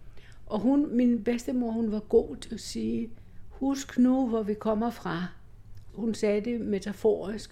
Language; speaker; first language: Danish; non-native, fluent; Greek